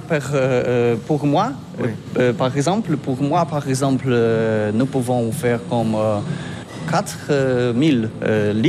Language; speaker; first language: French; non-native, learner; Polish